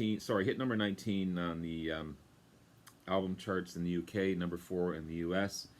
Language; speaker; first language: English; native; English